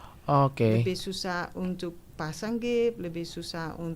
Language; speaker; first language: Indonesian; non-native, fluent; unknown